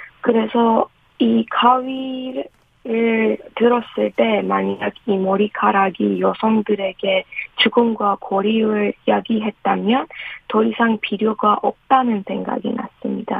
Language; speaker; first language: Korean; non-native, fluent; Persian